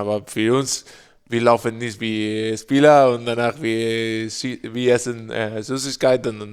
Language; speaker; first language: German; non-native, learner; Spanish